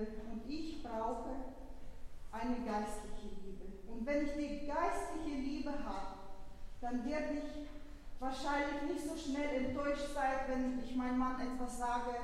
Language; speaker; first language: German; non-native, fluent; Russian